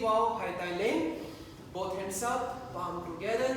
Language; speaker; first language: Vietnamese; non-native, learner; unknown